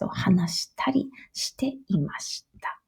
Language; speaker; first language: Japanese; non-native, fluent; English